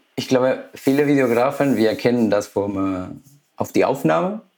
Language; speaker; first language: German; non-native, fluent; Spanish